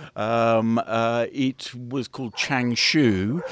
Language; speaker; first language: English; native; English